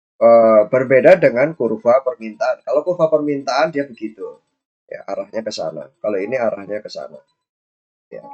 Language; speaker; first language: Indonesian; native; Indonesian